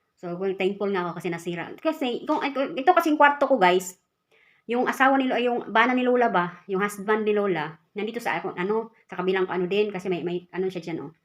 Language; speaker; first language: Filipino; non-native, local second language; Cebuano